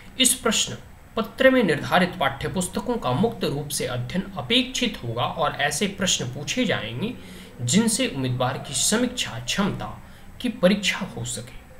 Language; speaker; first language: Hindi; native; Hindi